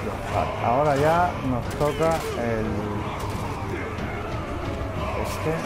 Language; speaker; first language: Spanish; native; Spanish